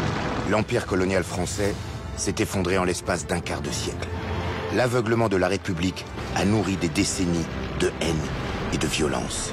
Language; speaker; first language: French; native; French